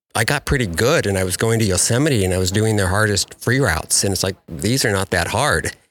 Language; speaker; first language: English; native; English